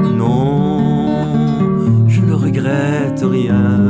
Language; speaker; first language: Portuguese; non-native, fluent; Arabic